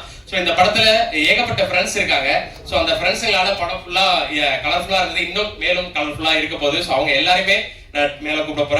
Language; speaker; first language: Tamil; native; Tamil